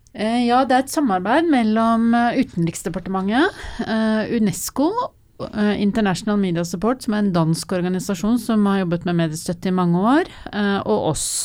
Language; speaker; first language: Norwegian; native; Norwegian